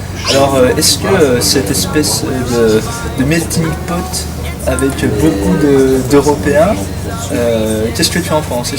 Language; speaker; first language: French; native; French